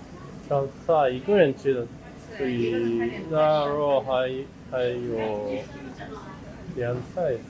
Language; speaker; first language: Chinese; non-native, learner; Japanese